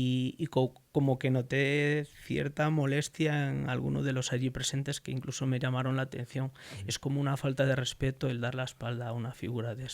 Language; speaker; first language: Spanish; native; Spanish